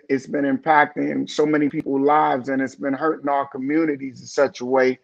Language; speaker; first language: English; native; English